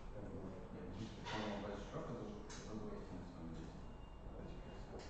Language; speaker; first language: Russian; native; Russian